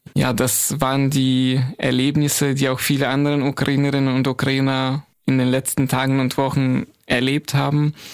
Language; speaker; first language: German; non-native, fluent; Ukrainian